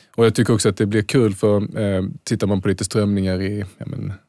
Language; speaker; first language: Swedish; native; Swedish